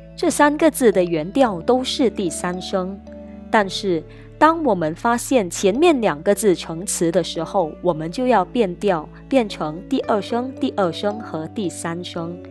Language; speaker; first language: Chinese; native; Chinese